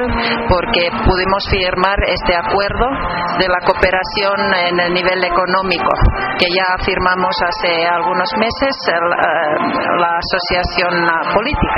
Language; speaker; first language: Spanish; non-native, fluent; Finnish